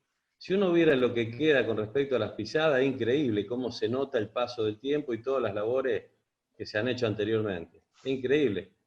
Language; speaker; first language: Spanish; native; Spanish